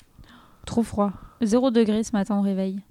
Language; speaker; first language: French; native; French